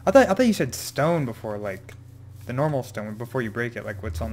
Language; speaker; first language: English; native; English